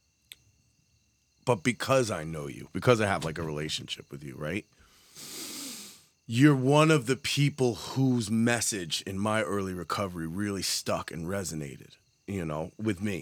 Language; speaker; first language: English; native; English